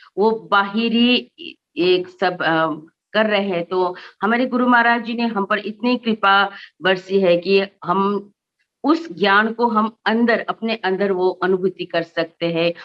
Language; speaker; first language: Hindi; non-native, local second language; Nepali